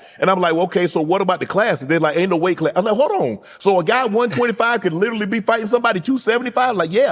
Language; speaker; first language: English; native; English